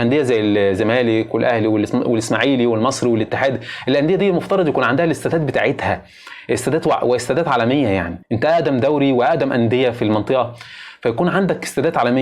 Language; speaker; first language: Arabic; native; Arabic